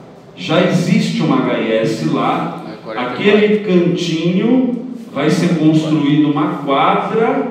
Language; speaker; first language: Portuguese; native; Portuguese